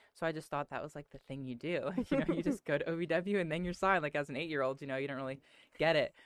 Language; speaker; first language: English; native; English